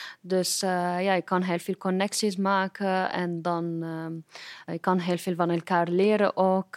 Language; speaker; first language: Dutch; non-native, fluent; Arabic